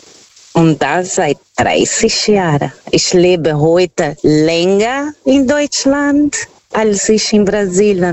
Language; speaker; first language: German; non-native, fluent; Portuguese